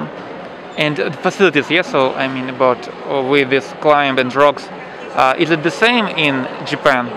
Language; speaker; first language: English; non-native, learner; Russian